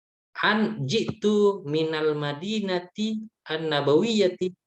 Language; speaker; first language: Arabic; non-native, fluent; Indonesian